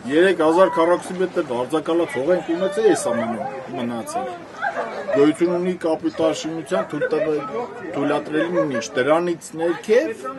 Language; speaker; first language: Armenian; native; Armenian